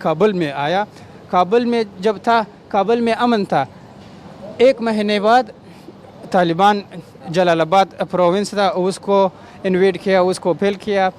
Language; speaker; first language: Hindi; non-native, learner; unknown